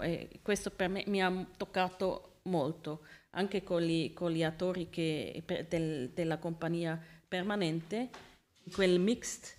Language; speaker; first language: Italian; non-native, learner; Swiss German